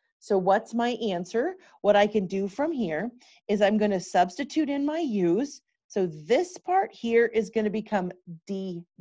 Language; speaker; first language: English; native; English